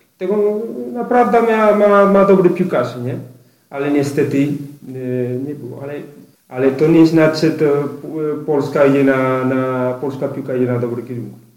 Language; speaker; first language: Polish; non-native, learner; Spanish